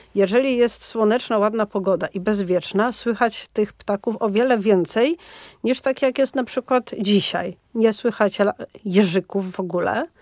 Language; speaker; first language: Polish; native; Polish